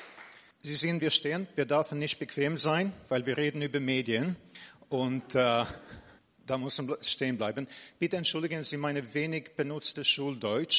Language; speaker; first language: German; non-native, fluent; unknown